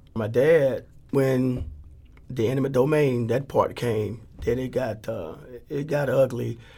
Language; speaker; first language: English; native; English